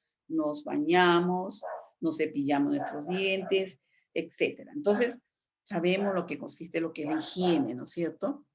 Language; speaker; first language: Spanish; native; Spanish